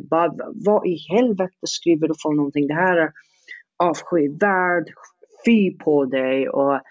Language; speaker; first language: Swedish; non-native, fluent; Arabic